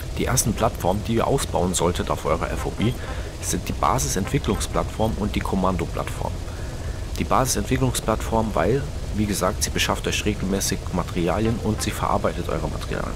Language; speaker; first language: German; native; German